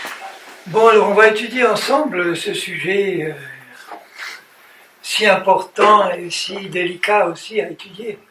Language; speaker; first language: French; native; French